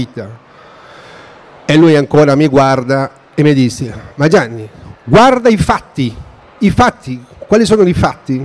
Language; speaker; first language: Italian; non-native, fluent; Spanish